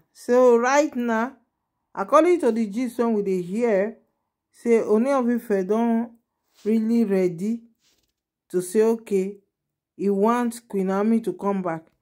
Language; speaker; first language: Nigerian Pidgin; non-native, local second language; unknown